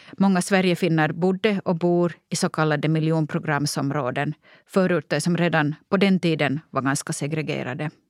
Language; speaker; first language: Swedish; native; Swedish